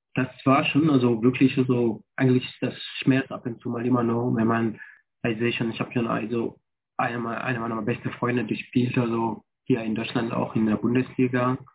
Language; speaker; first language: German; non-native, fluent; French